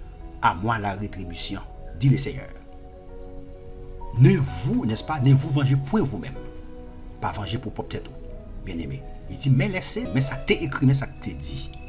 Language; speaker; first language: French; non-native, local second language; Haitian Creole